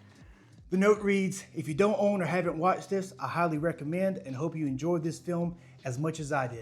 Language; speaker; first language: English; native; English